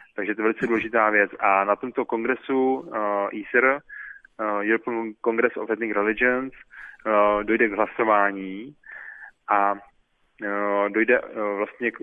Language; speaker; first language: Czech; native; Czech